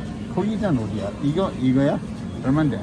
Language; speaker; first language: Korean; non-native, fluent; English